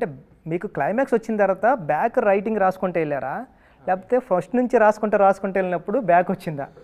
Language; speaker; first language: Telugu; native; Telugu